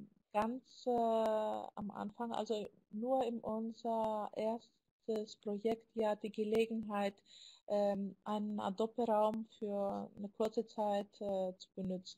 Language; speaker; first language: German; non-native, fluent; Greek